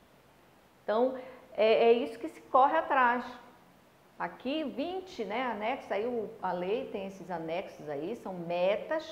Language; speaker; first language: Portuguese; native; Portuguese